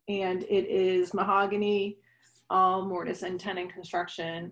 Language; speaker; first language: English; native; English